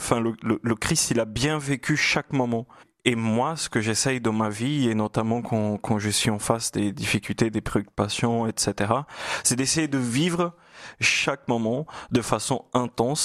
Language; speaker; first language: French; non-native, fluent; Portuguese